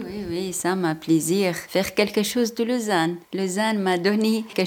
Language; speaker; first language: French; non-native, learner; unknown